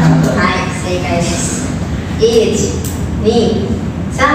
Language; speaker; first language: Japanese; non-native, fluent; Indonesian